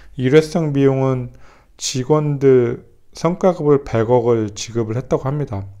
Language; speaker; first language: Korean; native; Korean